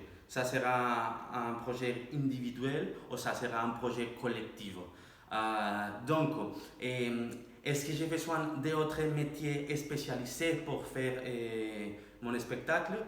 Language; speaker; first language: French; non-native, learner; Spanish